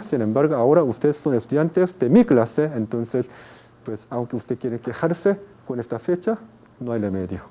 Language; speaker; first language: Spanish; non-native, fluent; Korean